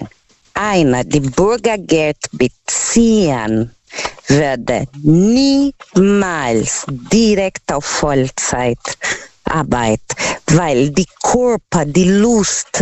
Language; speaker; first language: German; non-native, learner; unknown